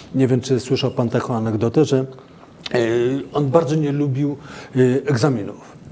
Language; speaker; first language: Polish; native; Polish